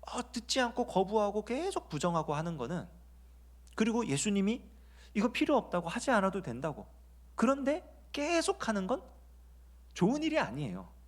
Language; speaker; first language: Korean; native; Korean